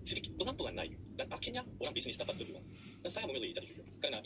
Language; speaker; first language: Indonesian; non-native, learner; Korean